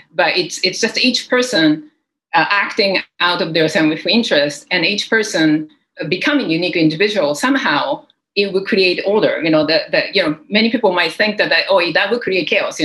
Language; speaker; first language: English; non-native, fluent; Japanese